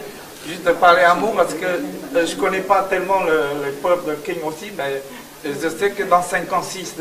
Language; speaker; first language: French; non-native, learner; Chinese